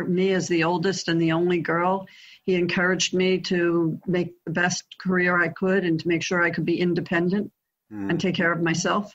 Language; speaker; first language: English; native; English